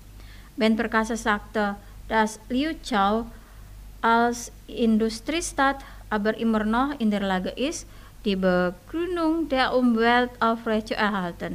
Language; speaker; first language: German; non-native, fluent; Indonesian